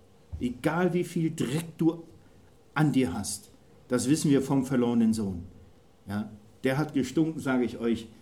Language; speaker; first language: German; native; German